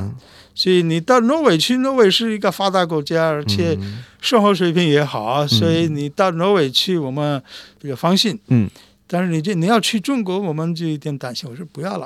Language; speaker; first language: Chinese; non-native, fluent; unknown